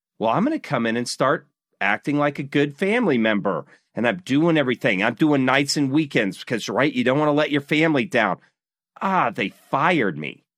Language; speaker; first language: English; native; English